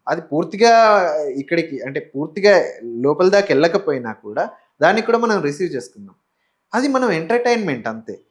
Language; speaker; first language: Telugu; native; Telugu